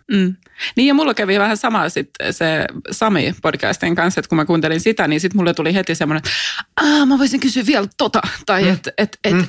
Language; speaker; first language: Finnish; non-native, local second language; Swedish